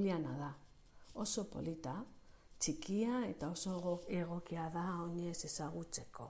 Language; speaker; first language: Basque; non-native, local second language; Spanish